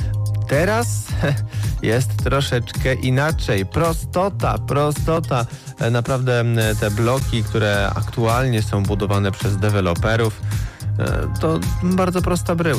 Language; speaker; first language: Polish; native; Polish